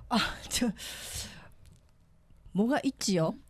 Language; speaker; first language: Korean; non-native, fluent; Japanese